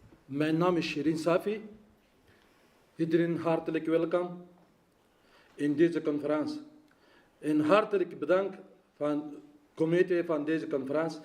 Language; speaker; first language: Dutch; non-native, learner; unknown